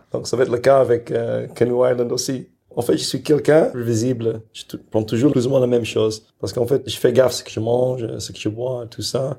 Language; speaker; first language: French; non-native, fluent; English